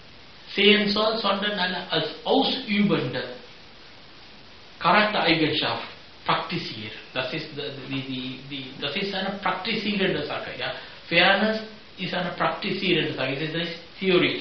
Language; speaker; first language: German; non-native, fluent; Sinhala